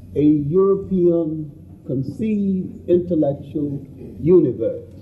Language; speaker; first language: English; native; English